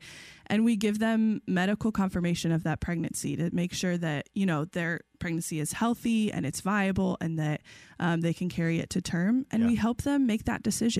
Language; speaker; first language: English; native; English